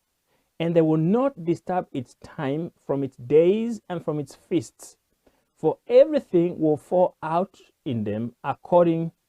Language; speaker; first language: English; non-native, local second language; Kikuyu